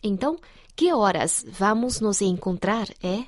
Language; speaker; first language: Portuguese; non-native, fluent; Chinese